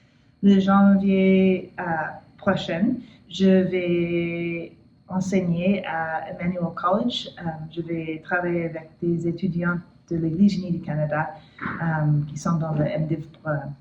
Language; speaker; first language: French; non-native, learner; English